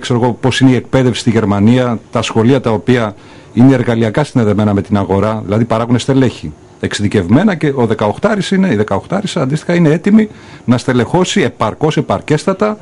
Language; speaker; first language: Greek; native; Greek